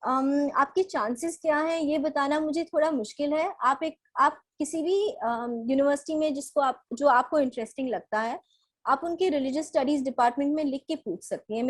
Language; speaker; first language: Hindi; native; Hindi